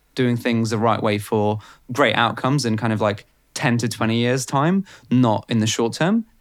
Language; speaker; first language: English; non-native, fluent; Bulgarian